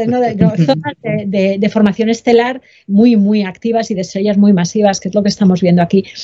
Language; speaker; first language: Spanish; native; Spanish